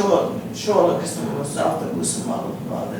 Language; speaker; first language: Slovenian; early bilingual, heritage; Slovenian